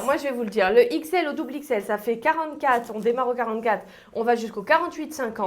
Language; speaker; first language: French; native; French